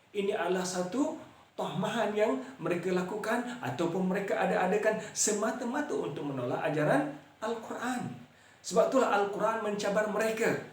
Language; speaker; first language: Malay; native; Malay